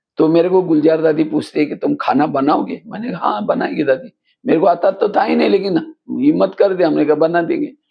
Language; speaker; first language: Hindi; non-native, local second language; Marathi